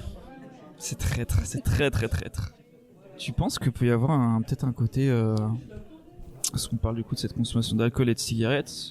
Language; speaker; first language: French; native; French